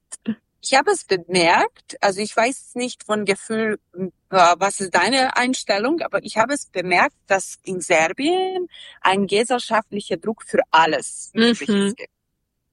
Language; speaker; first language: German; non-native, fluent; Serbian